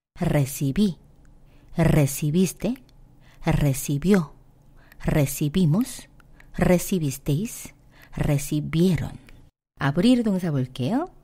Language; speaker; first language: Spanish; non-native, fluent; Korean